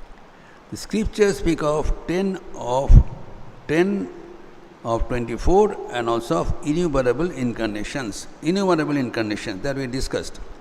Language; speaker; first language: English; non-native, local second language; Hindi